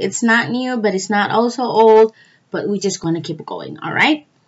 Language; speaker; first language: English; non-native, fluent; Indonesian